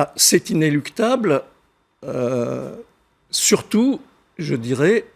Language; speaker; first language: French; native; French